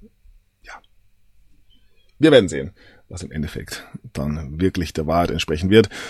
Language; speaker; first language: German; native; German